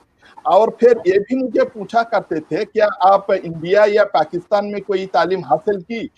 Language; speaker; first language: Urdu; non-native, local second language; Bangla